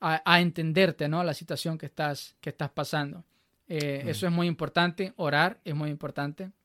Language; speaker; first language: Spanish; native; Spanish